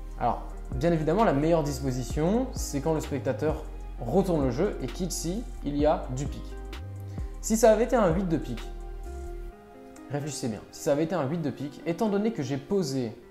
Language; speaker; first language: French; native; French